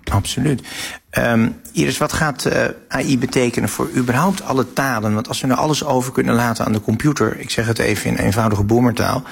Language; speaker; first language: Dutch; native; Dutch